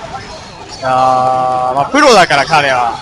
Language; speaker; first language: Japanese; native; Japanese